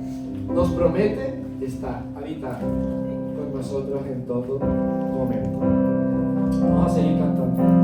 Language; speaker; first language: Spanish; native; Spanish